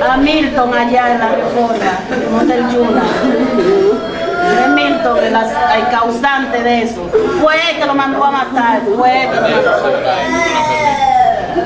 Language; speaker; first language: Spanish; native; Spanish